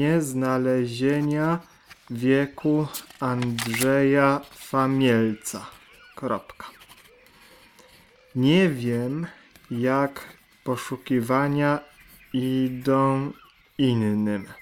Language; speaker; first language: Polish; native; Polish